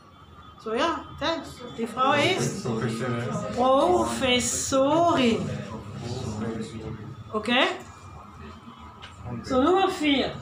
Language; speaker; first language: German; non-native, fluent; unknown